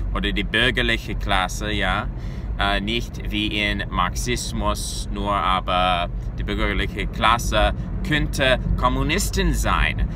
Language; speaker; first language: German; non-native, learner; English